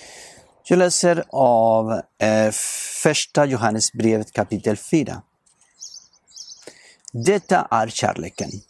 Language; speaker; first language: Swedish; non-native, fluent; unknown